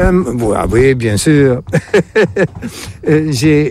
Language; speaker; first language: French; non-native, fluent; Dutch